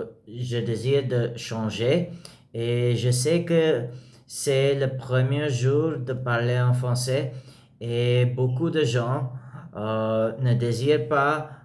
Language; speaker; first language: French; non-native, learner; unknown